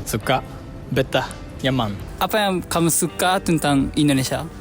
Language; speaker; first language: Indonesian; non-native, fluent; Japanese